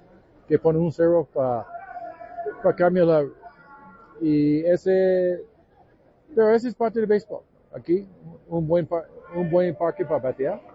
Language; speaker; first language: Spanish; non-native, learner; English